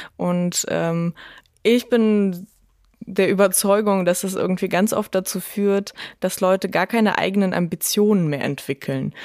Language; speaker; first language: German; early bilingual, other home language; Russian